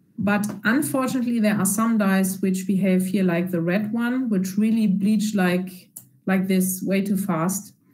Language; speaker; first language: English; non-native, fluent; German